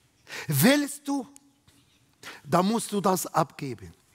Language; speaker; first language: German; non-native, fluent; Arabic